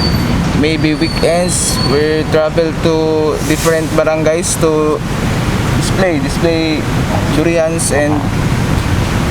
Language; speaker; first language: English; non-native, local second language; Filipino